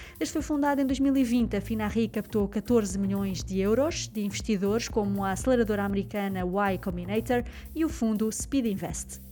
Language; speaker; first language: Portuguese; native; Portuguese